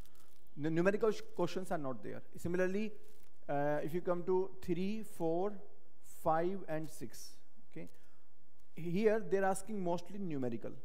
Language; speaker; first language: English; non-native, local second language; Hindi